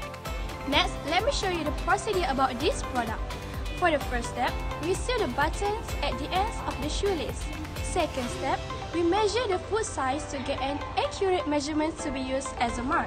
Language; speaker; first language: English; non-native, local second language; Malay